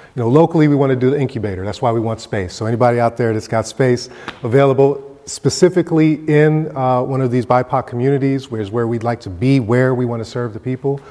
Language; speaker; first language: English; native; English